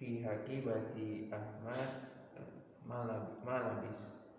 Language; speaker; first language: Arabic; non-native, learner; Indonesian